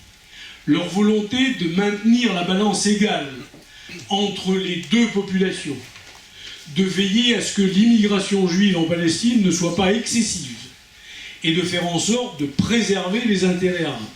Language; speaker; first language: French; native; French